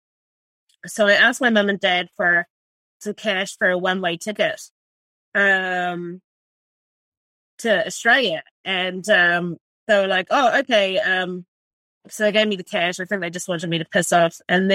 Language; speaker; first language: English; native; English